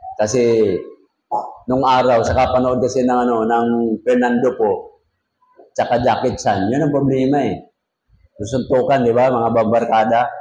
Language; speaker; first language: Filipino; non-native, local second language; Cebuano